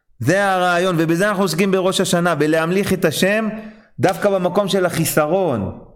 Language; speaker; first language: Hebrew; non-native, fluent; English